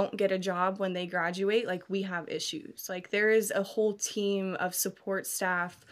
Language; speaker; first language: English; native; English